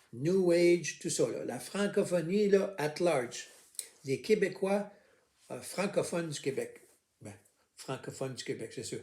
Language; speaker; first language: French; native; French